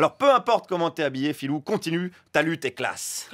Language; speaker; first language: French; native; French